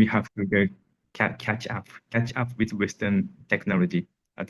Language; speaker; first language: English; non-native, learner; Japanese